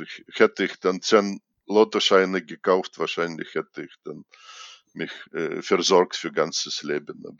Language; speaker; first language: German; non-native, fluent; Russian